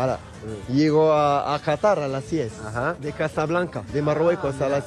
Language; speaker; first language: Spanish; non-native, learner; Arabic